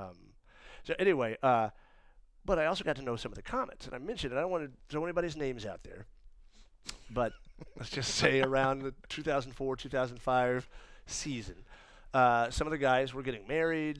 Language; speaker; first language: English; native; English